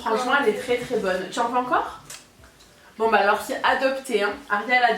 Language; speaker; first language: French; native; French